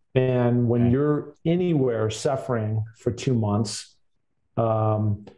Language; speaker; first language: English; native; English